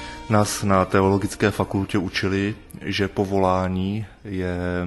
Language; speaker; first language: Czech; native; Czech